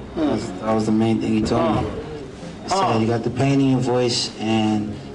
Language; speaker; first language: English; native; English